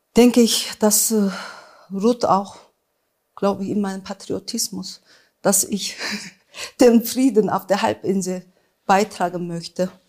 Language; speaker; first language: German; non-native, fluent; Korean